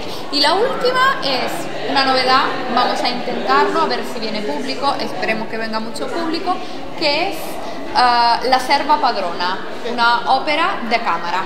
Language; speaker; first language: Spanish; non-native, fluent; Italian